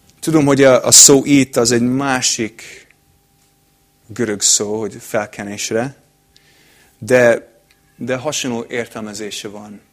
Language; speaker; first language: Hungarian; non-native, fluent; English